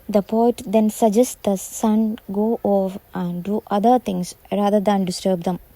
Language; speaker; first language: English; non-native, local second language; Malayalam